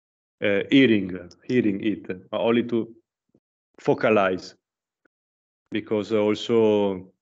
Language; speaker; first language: English; non-native, learner; Italian